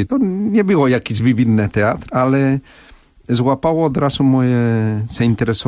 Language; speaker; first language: Polish; non-native, fluent; Spanish